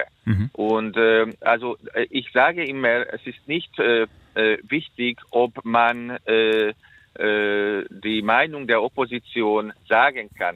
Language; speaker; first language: German; non-native, fluent; Hungarian